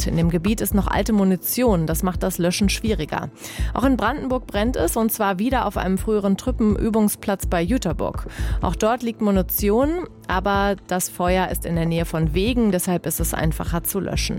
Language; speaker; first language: German; native; German